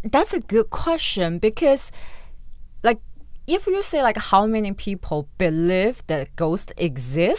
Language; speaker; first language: English; non-native, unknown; Chinese